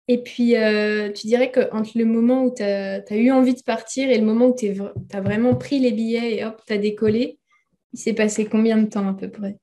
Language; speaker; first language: French; native; French